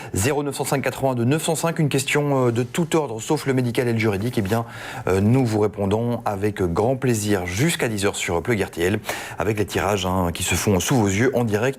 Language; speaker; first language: French; native; French